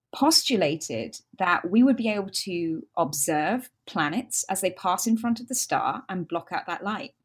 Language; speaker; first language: English; native; English